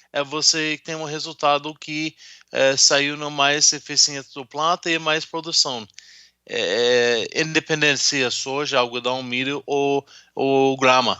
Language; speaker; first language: Portuguese; non-native, fluent; English